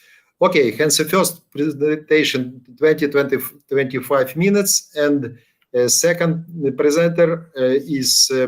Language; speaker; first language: English; non-native, learner; Ukrainian